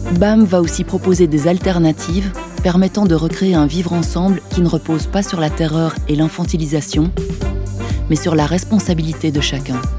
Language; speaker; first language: French; native; French